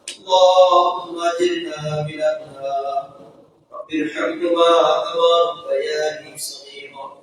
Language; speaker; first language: Arabic; non-native, fluent; Bangla